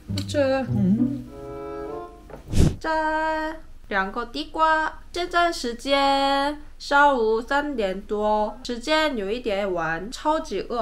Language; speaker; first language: Chinese; non-native, fluent; Korean